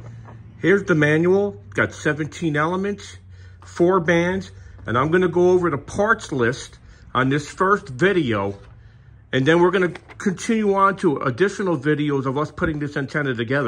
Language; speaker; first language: English; native; English